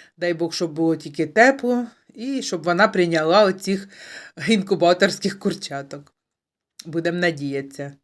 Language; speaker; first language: Ukrainian; native; Ukrainian